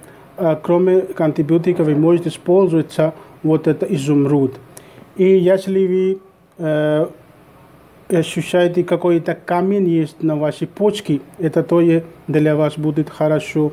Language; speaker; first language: Russian; non-native, learner; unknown